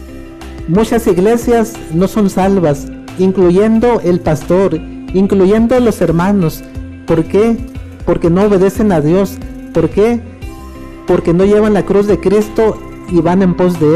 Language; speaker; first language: Spanish; native; Spanish